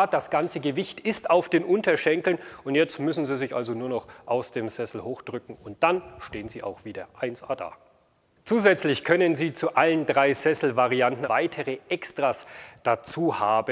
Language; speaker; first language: German; native; German